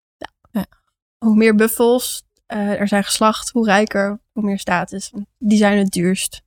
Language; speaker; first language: Dutch; native; Dutch